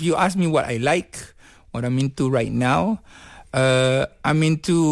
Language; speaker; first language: English; non-native, local second language; Malay